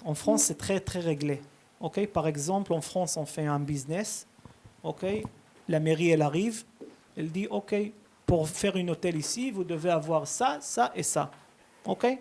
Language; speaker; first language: French; early bilingual, heritage; Hebrew